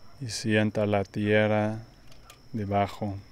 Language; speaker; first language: Spanish; non-native, learner; English